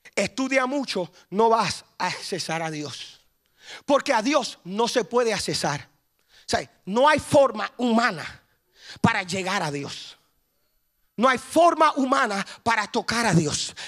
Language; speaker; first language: Spanish; early bilingual, heritage; Spanish